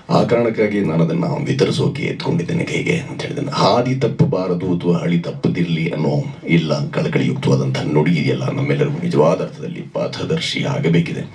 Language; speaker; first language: Kannada; native; Kannada